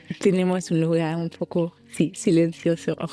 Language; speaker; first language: Spanish; non-native, fluent; German